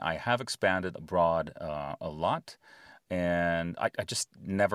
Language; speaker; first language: English; non-native, fluent; Greek